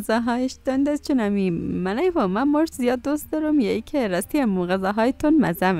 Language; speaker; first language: Persian; native; Persian